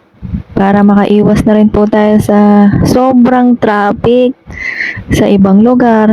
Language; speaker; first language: Filipino; native; Filipino